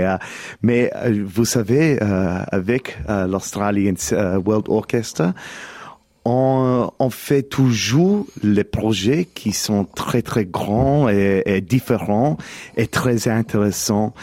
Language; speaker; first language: French; non-native, learner; English